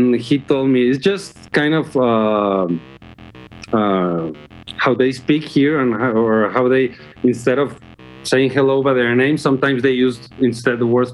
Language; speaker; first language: English; non-native, fluent; Spanish